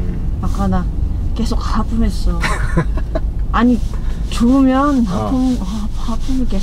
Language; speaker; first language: Korean; non-native, learner; Filipino